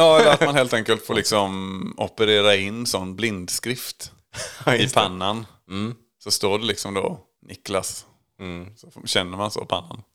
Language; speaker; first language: Swedish; native; Swedish